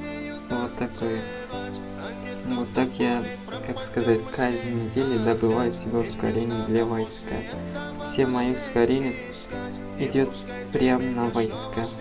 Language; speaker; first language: Russian; non-native, fluent; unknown